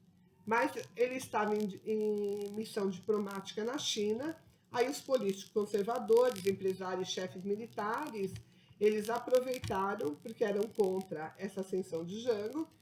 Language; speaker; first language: Portuguese; native; Portuguese